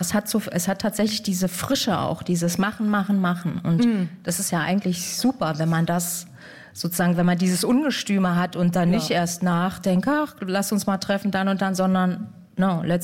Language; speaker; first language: German; native; German